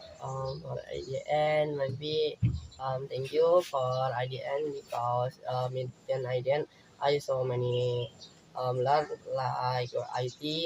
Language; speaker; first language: English; non-native, learner; Indonesian